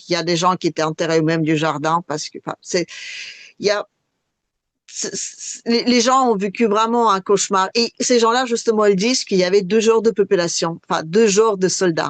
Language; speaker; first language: French; non-native, fluent; Russian